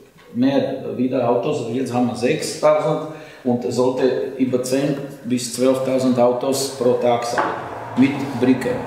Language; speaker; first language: German; non-native, learner; Slovak